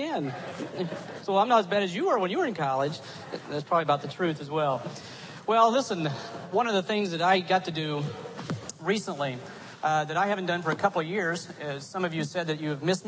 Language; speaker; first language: English; native; English